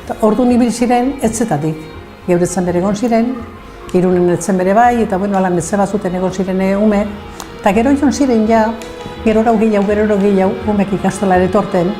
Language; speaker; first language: Basque; native; Basque